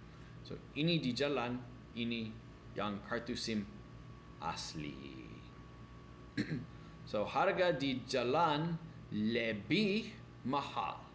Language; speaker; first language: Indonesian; non-native, learner; English